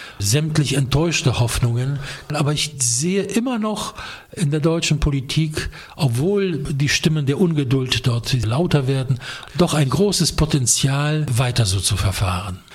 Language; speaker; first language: German; non-native, fluent; Polish